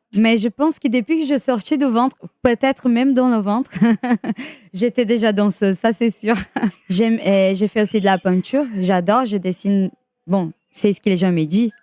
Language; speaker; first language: French; non-native, fluent; Portuguese